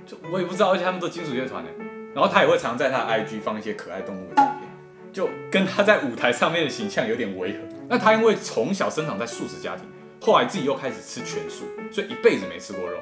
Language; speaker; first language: Chinese; native; Chinese